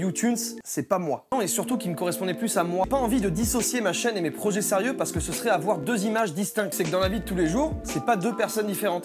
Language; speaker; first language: French; native; French